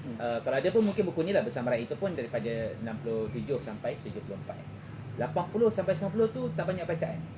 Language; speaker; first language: Malay; native; Malay